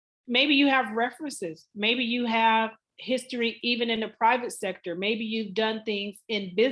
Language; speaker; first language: English; native; English